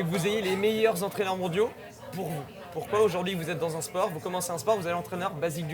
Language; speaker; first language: French; native; French